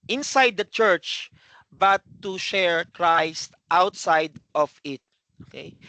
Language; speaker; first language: English; non-native, local second language; Filipino